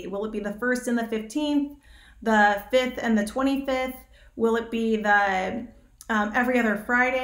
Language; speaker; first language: English; native; English